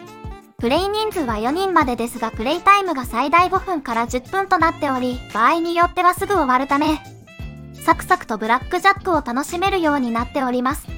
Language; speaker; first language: Japanese; native; Japanese